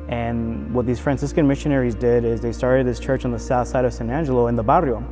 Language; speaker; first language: English; native; English